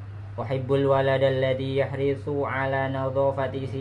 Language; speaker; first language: Arabic; non-native, learner; Indonesian